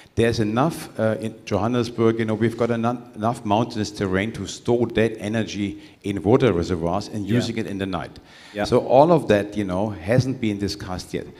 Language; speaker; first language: English; non-native, fluent; German